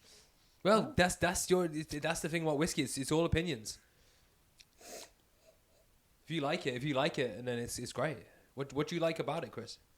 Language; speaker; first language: English; native; English